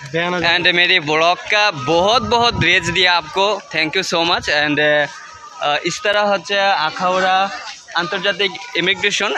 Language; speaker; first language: Hindi; non-native, learner; Bangla